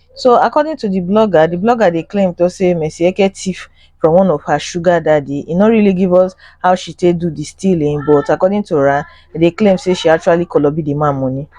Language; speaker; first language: Nigerian Pidgin; non-native, local second language; Yoruba